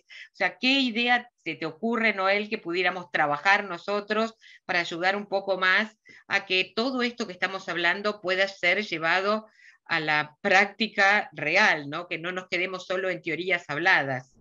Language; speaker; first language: Spanish; native; Spanish